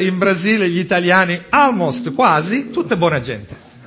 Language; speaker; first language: Italian; native; Italian